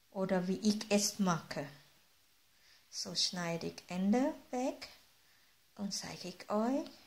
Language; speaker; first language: German; non-native, fluent; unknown